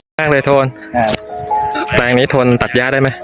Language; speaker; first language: Thai; native; Thai